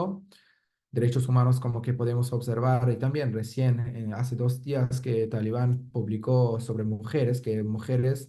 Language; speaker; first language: Spanish; non-native, fluent; Persian